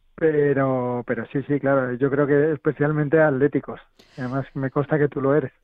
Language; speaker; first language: Spanish; native; Spanish